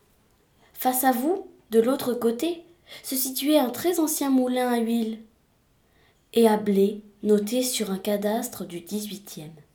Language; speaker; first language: French; native; French